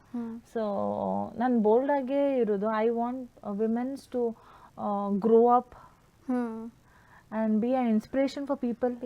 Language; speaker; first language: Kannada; non-native, learner; Hindi